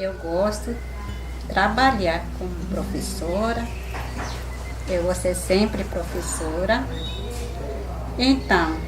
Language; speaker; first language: Portuguese; non-native, local second language; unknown